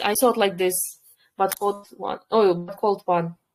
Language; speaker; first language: English; non-native, fluent; Kyrgyz